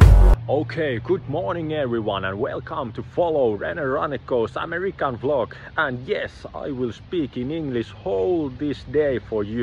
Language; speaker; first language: English; non-native, learner; Finnish